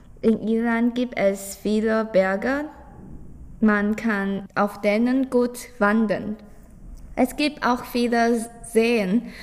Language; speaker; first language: German; non-native, learner; Chinese